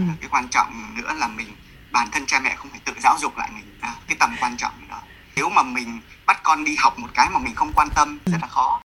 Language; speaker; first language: Vietnamese; early bilingual, heritage; Vietnamese